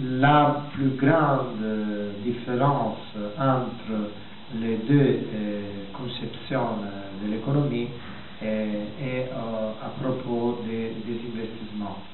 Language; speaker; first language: French; non-native, fluent; Italian